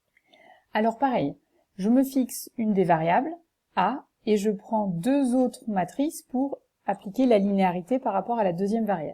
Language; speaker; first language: French; native; French